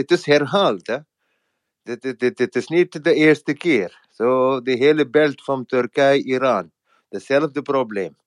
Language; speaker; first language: Dutch; non-native, fluent; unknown